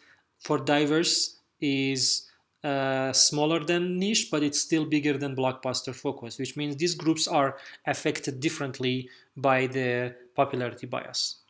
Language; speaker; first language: English; non-native, fluent; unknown